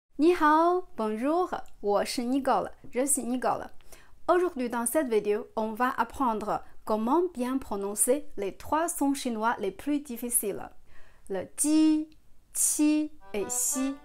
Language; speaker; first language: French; non-native, fluent; Chinese